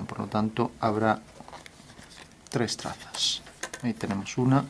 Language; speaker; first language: Spanish; native; Spanish